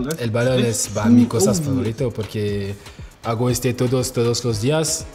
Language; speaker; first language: Spanish; non-native, learner; French